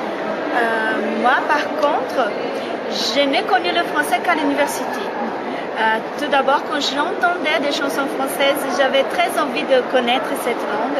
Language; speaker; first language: French; non-native, fluent; Portuguese